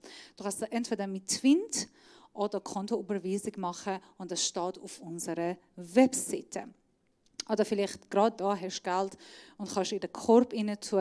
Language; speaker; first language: German; non-native, fluent; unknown